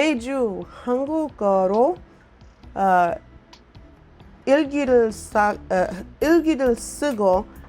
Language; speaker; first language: Korean; non-native, learner; English